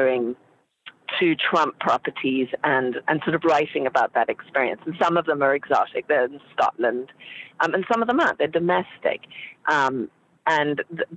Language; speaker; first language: English; native; English